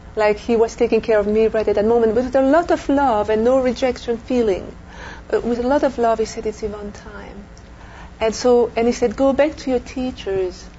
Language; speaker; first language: English; non-native, fluent; French